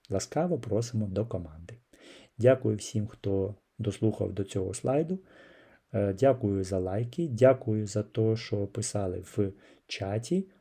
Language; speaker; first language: Ukrainian; non-native, local second language; Russian